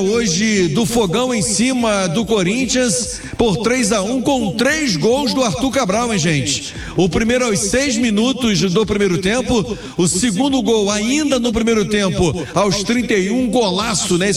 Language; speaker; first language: Portuguese; native; Portuguese